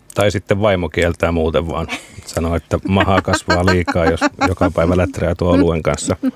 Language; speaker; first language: Finnish; native; Finnish